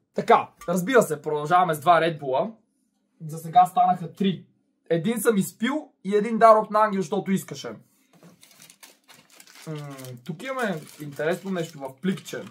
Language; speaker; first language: Bulgarian; native; Bulgarian